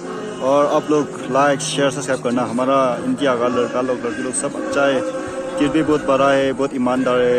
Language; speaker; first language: Hindi; non-native, local second language; Tangkhul Naga (India)